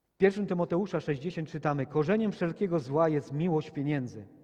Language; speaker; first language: Polish; native; Polish